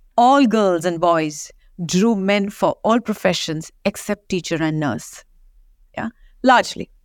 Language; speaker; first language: English; non-native, local second language; Marathi